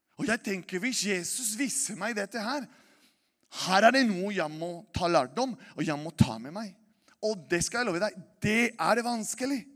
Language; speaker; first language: Norwegian; non-native, fluent; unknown